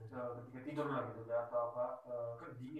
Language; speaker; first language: Indonesian; native; Indonesian